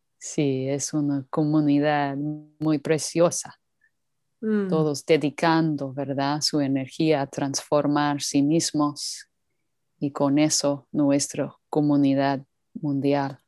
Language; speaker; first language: Spanish; non-native, learner; English